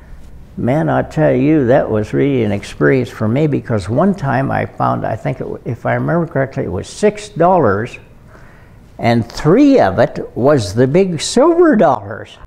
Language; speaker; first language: English; native; English